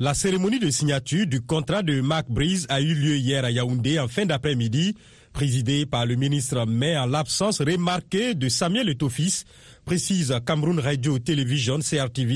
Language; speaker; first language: French; non-native, local second language; Mossi